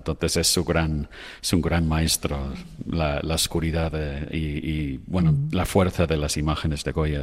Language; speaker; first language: Spanish; non-native, fluent; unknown